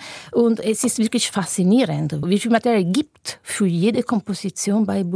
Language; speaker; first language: German; non-native, fluent; Italian